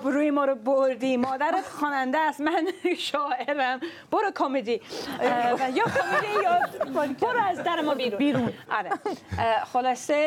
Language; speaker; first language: Persian; early bilingual, other home language; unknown